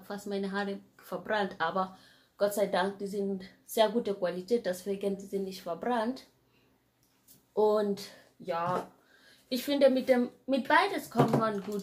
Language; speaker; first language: German; non-native, fluent; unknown